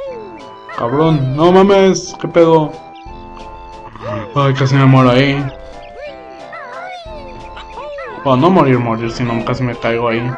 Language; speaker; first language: Spanish; native; Spanish